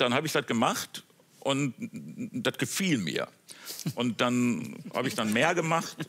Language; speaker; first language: German; native; German